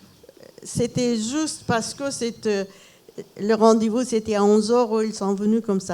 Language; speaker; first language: French; non-native, fluent; Persian